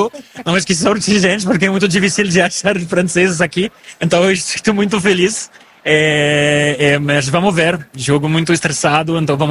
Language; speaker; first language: Portuguese; non-native, fluent; French